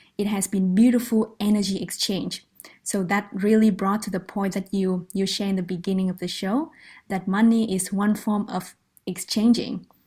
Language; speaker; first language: English; non-native, fluent; Vietnamese